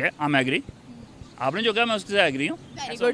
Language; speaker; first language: Hindi; native; Hindi